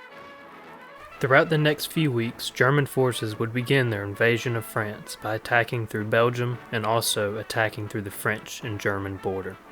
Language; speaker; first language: English; native; English